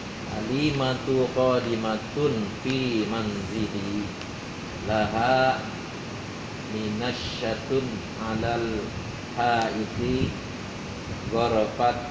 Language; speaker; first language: Arabic; non-native, learner; Indonesian